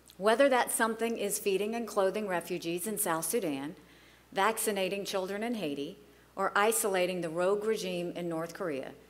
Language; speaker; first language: English; native; English